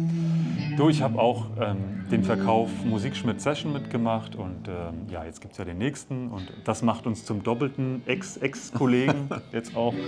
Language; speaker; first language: German; native; German